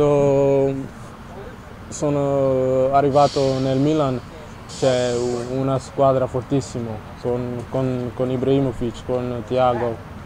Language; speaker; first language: Italian; non-native, learner; Dutch